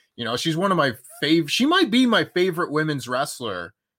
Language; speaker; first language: English; native; English